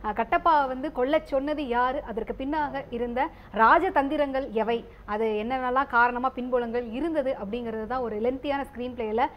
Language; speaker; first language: Tamil; native; Tamil